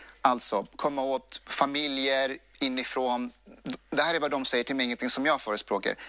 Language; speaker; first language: Swedish; early bilingual, other home language; Persian